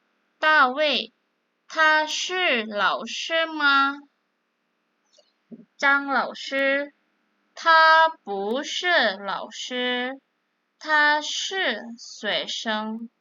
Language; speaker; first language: Chinese; non-native, fluent; Indonesian